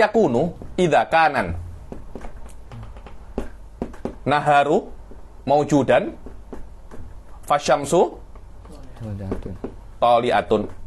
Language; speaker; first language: Arabic; non-native, fluent; Malay